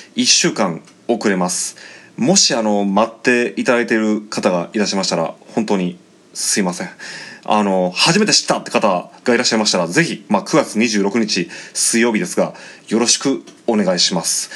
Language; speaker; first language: Japanese; native; Japanese